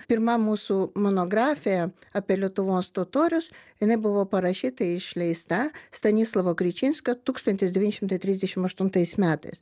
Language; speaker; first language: Lithuanian; non-native, local second language; Russian